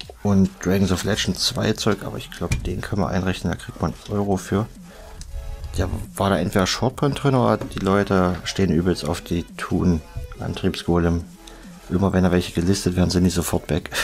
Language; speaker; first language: German; native; German